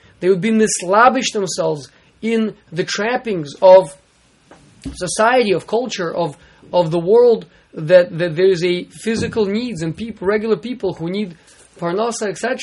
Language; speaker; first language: English; native; English